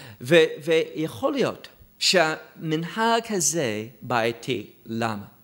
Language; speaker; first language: Hebrew; non-native, fluent; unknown